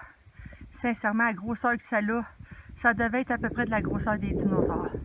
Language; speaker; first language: French; native; French